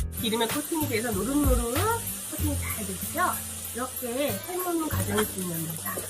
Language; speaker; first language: Korean; native; Korean